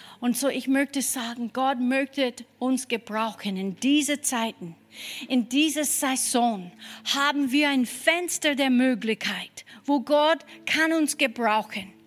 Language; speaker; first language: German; non-native, fluent; English